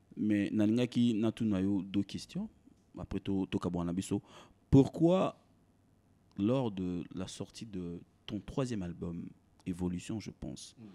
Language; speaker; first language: French; non-native, local second language; Lingala